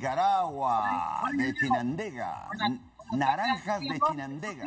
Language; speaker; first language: Spanish; native; Spanish